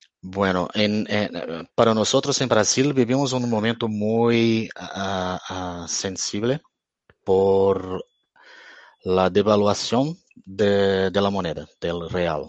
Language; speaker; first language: Spanish; non-native, fluent; Portuguese